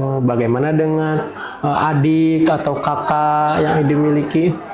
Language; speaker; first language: Indonesian; native; Indonesian